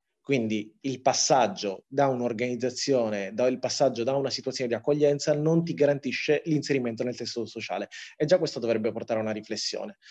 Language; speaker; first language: Italian; early bilingual, other home language; Tigrinya